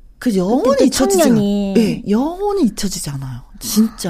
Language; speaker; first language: Korean; native; Korean